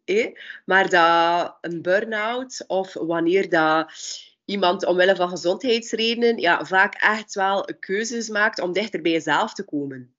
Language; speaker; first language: Dutch; native; Dutch